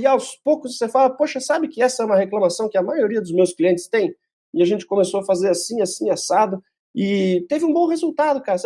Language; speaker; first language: Portuguese; native; Portuguese